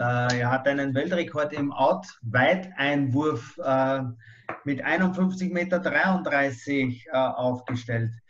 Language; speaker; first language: German; native; German